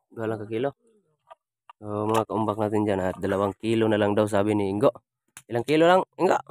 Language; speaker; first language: Filipino; non-native, local second language; Cebuano